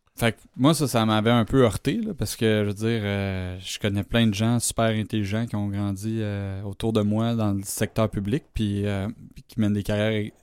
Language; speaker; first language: French; native; French